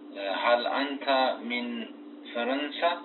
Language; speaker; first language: Arabic; non-native, learner; Tigrinya